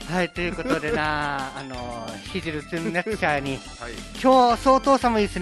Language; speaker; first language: Japanese; native; Japanese